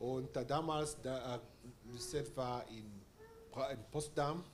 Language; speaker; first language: German; non-native, fluent; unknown